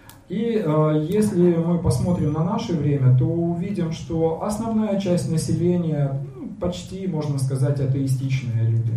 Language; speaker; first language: Russian; native; Russian